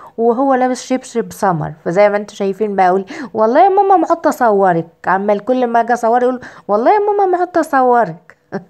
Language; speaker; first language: Arabic; native; Arabic